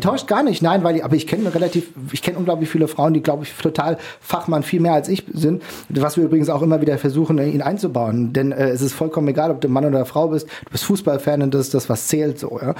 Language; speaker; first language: German; native; German